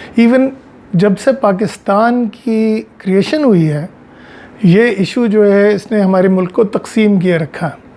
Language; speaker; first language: Urdu; non-native, local second language; Punjabi